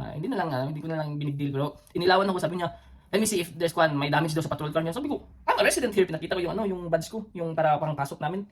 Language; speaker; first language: Filipino; non-native, local second language; Cebuano